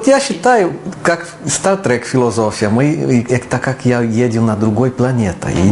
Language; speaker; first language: Russian; non-native, learner; Portuguese